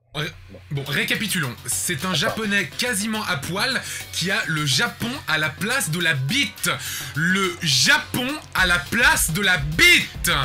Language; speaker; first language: French; native; French